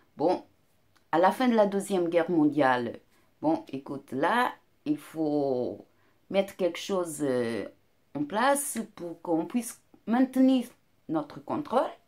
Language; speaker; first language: French; non-native, fluent; Portuguese